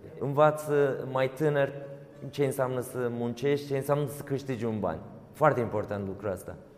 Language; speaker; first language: Romanian; non-native, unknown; Turkish